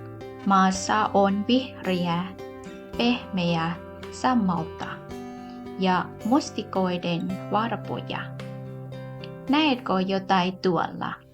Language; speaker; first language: Finnish; non-native, learner; Thai